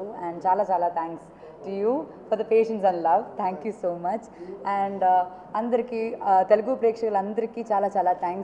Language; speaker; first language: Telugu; non-native, fluent; Malayalam